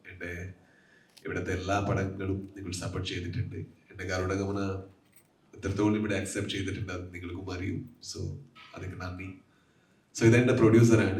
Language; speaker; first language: Malayalam; non-native, learner; Kannada